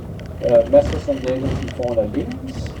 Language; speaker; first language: German; non-native, fluent; English